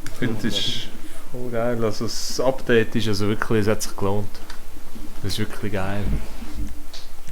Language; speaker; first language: German; native; German